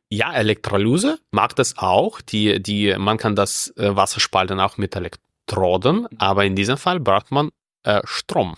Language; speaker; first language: German; non-native, fluent; Russian